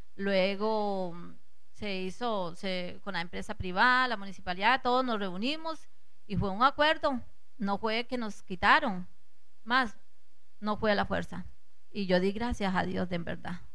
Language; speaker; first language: Spanish; native; Spanish